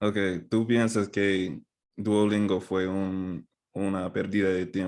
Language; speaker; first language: Spanish; non-native, fluent; English